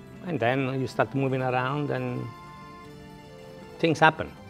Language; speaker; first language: English; non-native, fluent; Italian